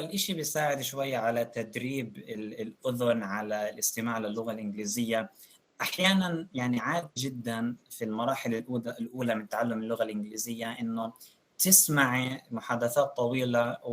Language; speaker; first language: Arabic; native; Arabic